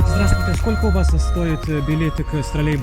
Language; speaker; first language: Russian; non-native, learner; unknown